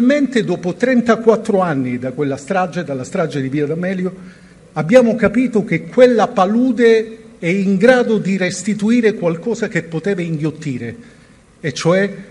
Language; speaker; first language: Italian; native; Italian